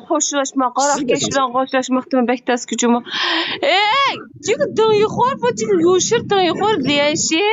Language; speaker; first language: Chinese; non-native, local second language; Uyghur